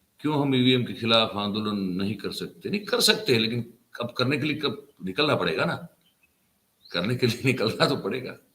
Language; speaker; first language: Hindi; non-native, local second language; Gujarati